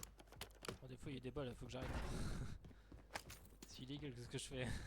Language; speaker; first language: French; native; French